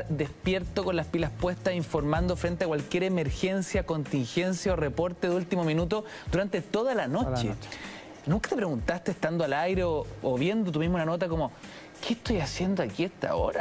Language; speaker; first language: Spanish; native; Spanish